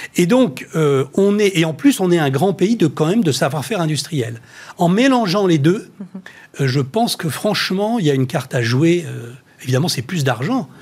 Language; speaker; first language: French; native; French